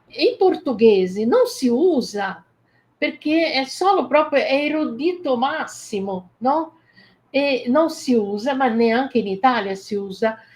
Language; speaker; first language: Italian; non-native, fluent; Portuguese